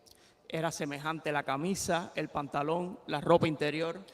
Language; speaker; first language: Spanish; native; Spanish